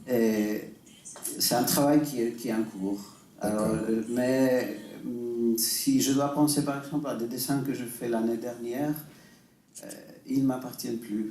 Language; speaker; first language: French; non-native, fluent; Spanish